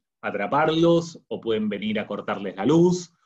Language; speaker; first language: Spanish; native; Spanish